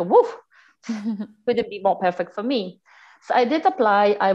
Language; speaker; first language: English; non-native, fluent; Polish